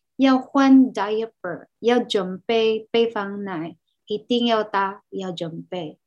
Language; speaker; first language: Chinese; non-native, fluent; Cebuano